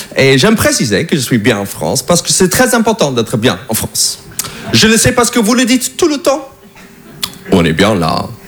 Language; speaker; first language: French; non-native, fluent; English